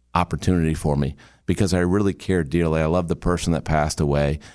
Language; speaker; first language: English; native; English